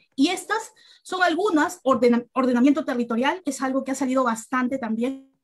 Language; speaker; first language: Spanish; native; Spanish